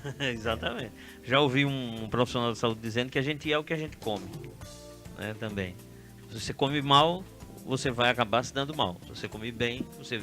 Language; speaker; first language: Portuguese; native; Portuguese